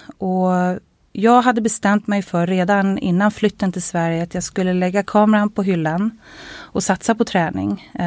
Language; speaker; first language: Swedish; native; Swedish